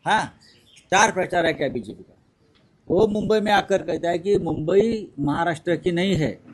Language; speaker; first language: Hindi; non-native, local second language; Marathi